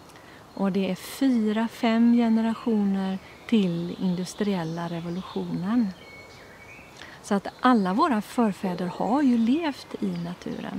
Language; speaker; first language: Swedish; native; Swedish